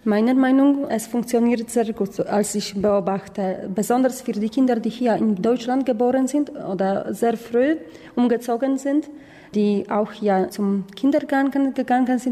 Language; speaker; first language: German; non-native, fluent; Polish